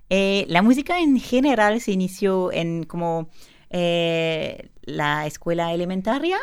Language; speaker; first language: Spanish; non-native, learner; French